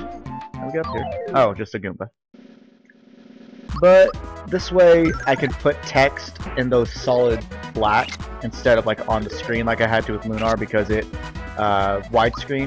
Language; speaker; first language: English; native; English